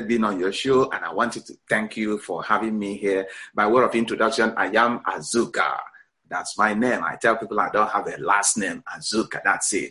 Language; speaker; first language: English; non-native, local second language; Igbo